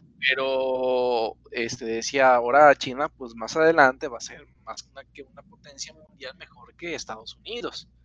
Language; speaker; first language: Spanish; native; Spanish